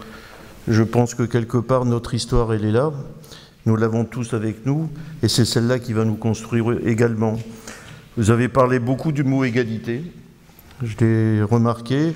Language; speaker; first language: French; native; French